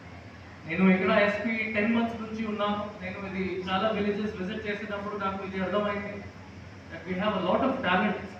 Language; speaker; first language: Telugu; non-native, fluent; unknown